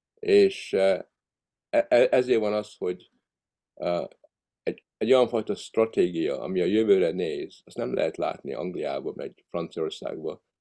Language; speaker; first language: Hungarian; early bilingual, heritage; Hungarian